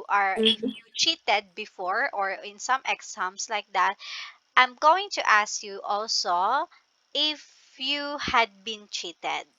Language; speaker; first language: English; non-native, local second language; Filipino